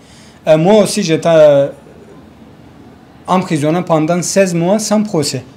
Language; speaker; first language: French; non-native, learner; Kurdish